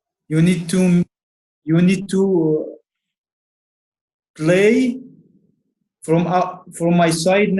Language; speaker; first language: English; non-native, learner; Arabic